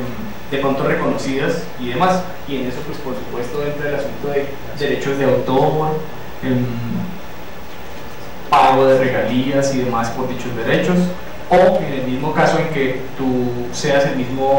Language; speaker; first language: Spanish; native; Spanish